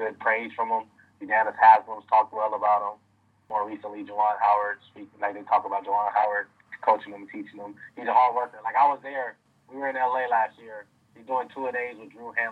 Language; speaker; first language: English; native; English